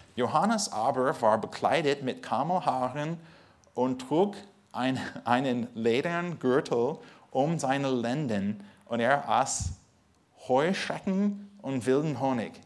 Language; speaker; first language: German; non-native, fluent; English